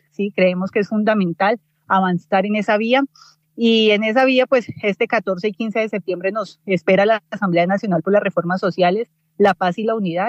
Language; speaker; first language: Spanish; native; Spanish